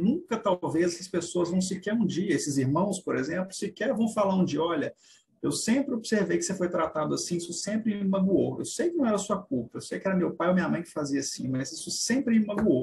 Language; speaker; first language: Portuguese; native; Portuguese